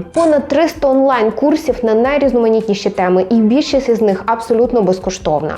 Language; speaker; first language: Ukrainian; non-native, local second language; Russian